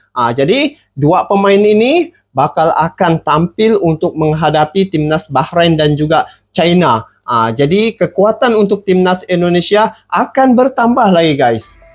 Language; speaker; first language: Malay; native; Malay